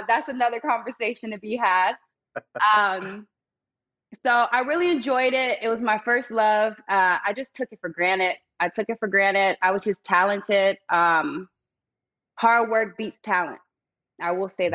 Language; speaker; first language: English; native; English